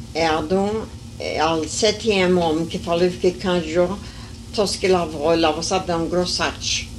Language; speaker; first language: French; early bilingual, heritage; French